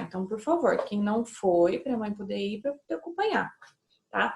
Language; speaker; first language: Portuguese; native; Portuguese